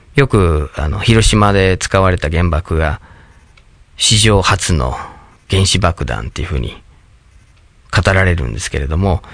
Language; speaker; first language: Japanese; non-native, fluent; English